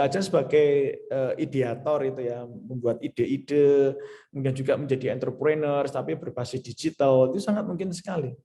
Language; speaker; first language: Indonesian; native; Indonesian